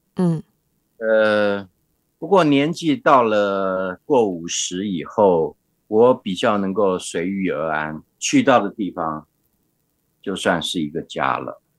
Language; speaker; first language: Chinese; non-native, local second language; Hakka Chinese